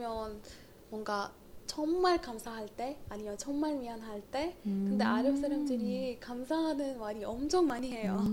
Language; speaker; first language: Korean; non-native, learner; Arabic